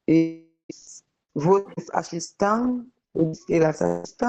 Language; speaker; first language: Portuguese; non-native, learner; Haitian Creole